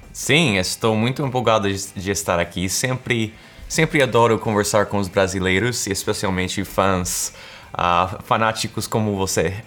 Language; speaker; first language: Portuguese; early bilingual, heritage; Portuguese